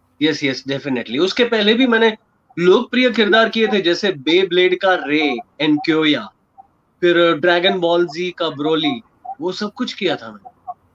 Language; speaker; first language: Hindi; non-native, local second language; Gujarati